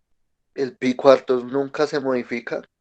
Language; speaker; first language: Spanish; native; Spanish